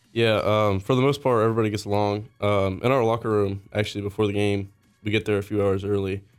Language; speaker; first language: English; native; English